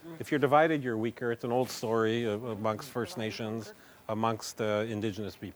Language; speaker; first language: English; non-native, local second language; French